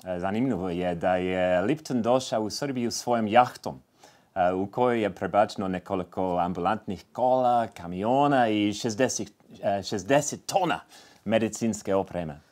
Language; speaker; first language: Serbian; non-native, fluent; English